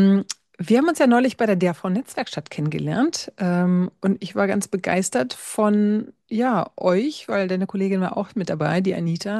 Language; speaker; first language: German; native; German